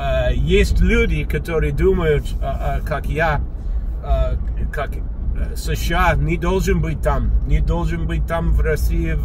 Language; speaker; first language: Russian; non-native, fluent; English